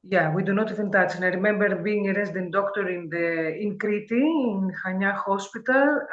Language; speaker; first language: English; non-native, fluent; Greek